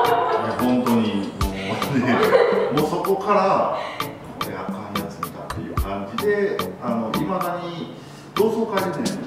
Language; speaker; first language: Japanese; native; Japanese